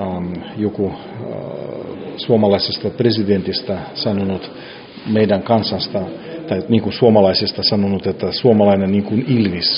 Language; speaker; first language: Finnish; non-native, fluent; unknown